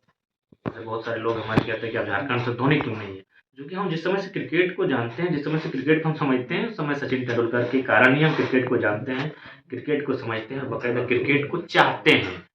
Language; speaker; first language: Hindi; non-native, local second language; Magahi